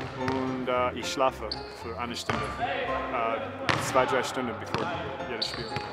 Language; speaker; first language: German; non-native, fluent; English